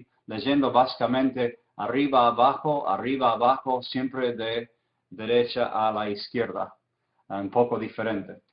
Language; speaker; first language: Spanish; non-native, fluent; English